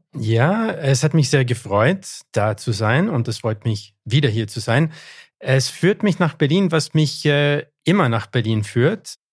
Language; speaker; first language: German; non-native, fluent; English